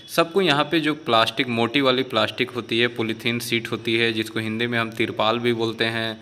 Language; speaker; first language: Hindi; native; Hindi